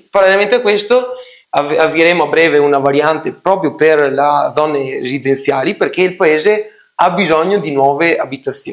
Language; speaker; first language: Italian; native; Italian